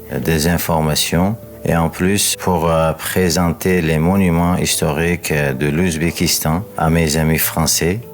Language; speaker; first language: French; non-native, fluent; Uzbek